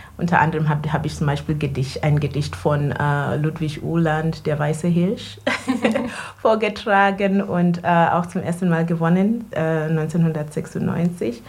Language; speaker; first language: German; non-native, fluent; Ganda